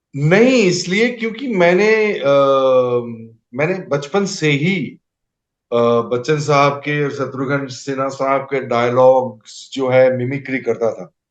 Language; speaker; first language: Hindi; non-native, local second language; Assamese